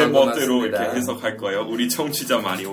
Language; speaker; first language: Korean; non-native, fluent; English